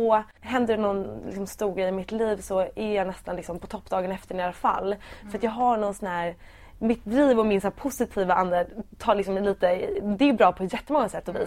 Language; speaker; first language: Swedish; native; Swedish